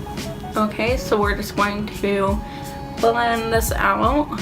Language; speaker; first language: English; native; English